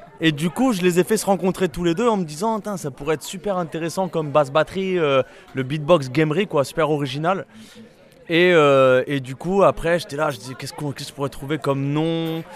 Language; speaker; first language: French; native; French